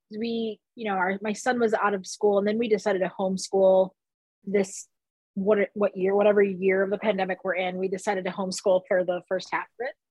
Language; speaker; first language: English; native; English